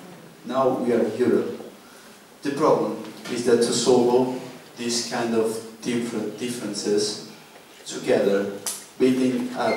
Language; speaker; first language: English; non-native, learner; Italian